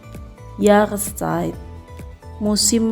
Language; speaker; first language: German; non-native, fluent; Indonesian